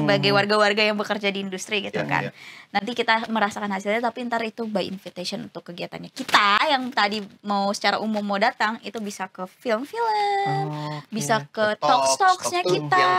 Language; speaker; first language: Indonesian; native; Indonesian